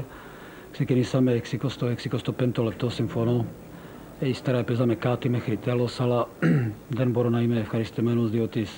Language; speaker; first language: Greek; non-native, fluent; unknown